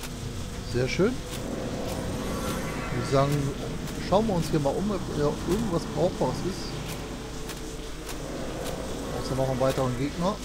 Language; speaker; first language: German; native; German